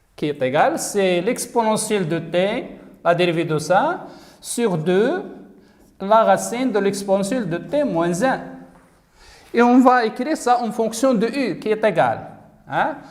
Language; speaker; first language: French; non-native, local second language; Arabic